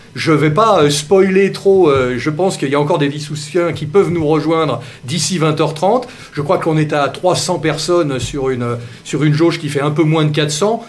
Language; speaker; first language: French; native; French